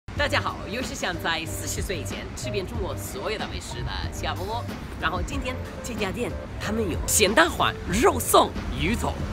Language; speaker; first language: Chinese; non-native, fluent; English